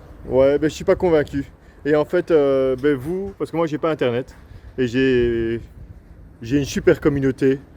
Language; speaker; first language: French; native; French